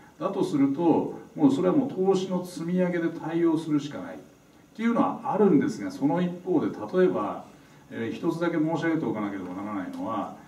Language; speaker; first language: Japanese; native; Japanese